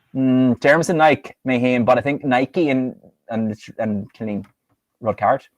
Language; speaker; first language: Irish; native; Irish